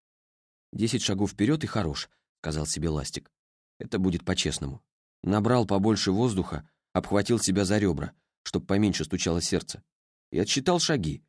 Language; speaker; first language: Russian; native; Russian